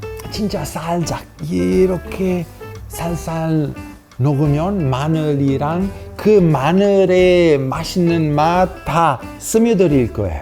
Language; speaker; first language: Korean; non-native, fluent; Italian